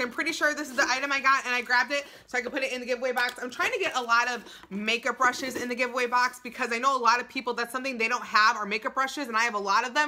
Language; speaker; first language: English; native; English